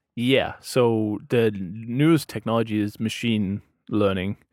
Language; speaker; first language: English; non-native, fluent; Danish